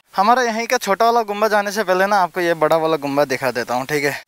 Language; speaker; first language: Hindi; non-native, local second language; Nepali